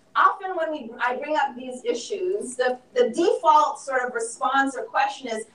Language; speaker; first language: English; native; English